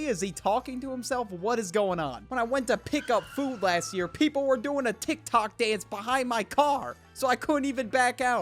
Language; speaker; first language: English; native; English